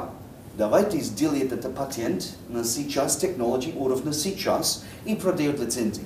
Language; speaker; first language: Russian; non-native, fluent; English